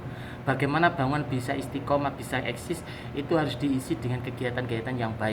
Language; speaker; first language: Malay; non-native, local second language; Javanese